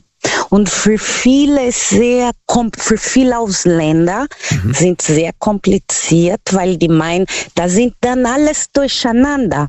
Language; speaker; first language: German; non-native, fluent; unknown